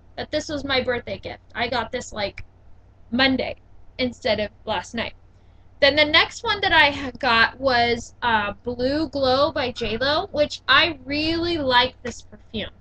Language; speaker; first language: English; native; English